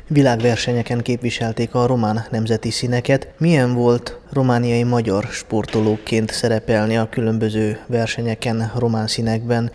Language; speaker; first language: Hungarian; native; Hungarian